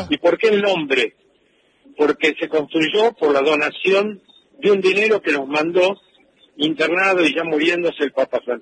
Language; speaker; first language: Spanish; native; Spanish